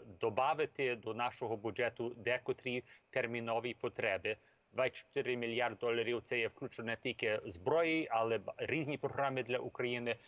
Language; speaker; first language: Ukrainian; early bilingual, heritage; English